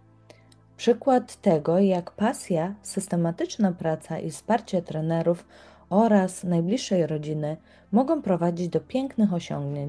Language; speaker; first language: Polish; native; Polish